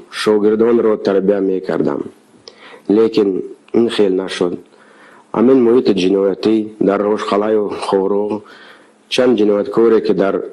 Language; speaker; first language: Tajik; non-native, local second language; Shughni